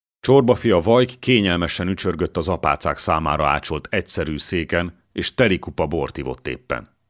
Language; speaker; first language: Hungarian; native; Hungarian